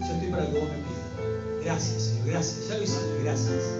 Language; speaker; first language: Spanish; native; Spanish